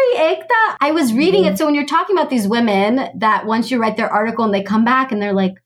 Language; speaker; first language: English; native; English